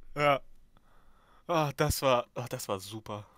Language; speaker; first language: German; early bilingual, other home language; Ukrainian